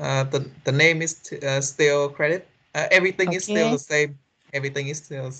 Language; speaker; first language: English; non-native, learner; Vietnamese